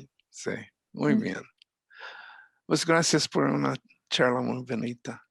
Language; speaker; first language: Spanish; non-native, fluent; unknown